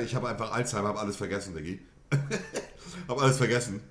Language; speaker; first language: German; native; German